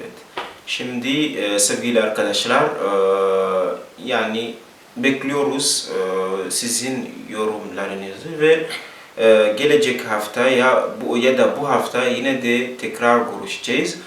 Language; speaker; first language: Turkish; non-native, learner; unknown